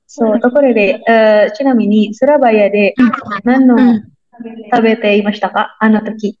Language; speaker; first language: Japanese; non-native, learner; Indonesian